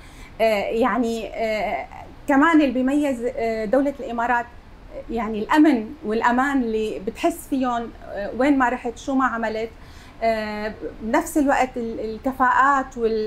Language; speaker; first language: Arabic; native; Arabic